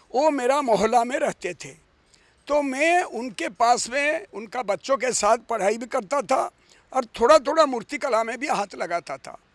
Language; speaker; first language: Hindi; non-native, local second language; Odia